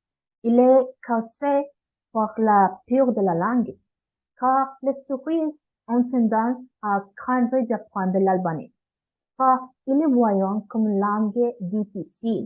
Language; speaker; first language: French; non-native, learner; Spanish